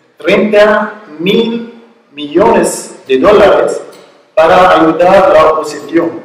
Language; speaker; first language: Spanish; non-native, learner; Arabic